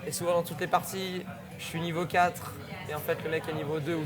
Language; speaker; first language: French; native; French